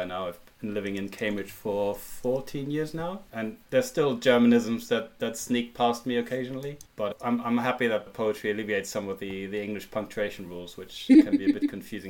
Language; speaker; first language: English; non-native, fluent; German